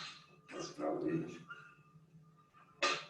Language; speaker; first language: German; non-native, fluent; French